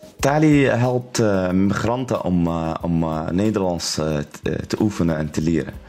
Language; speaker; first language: Dutch; non-native, learner; Arabic